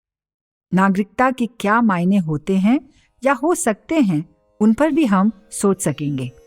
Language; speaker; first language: Hindi; native; Hindi